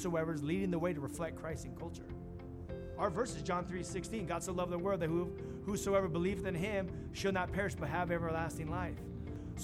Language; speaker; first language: English; native; English